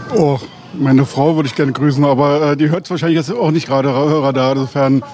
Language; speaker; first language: German; native; German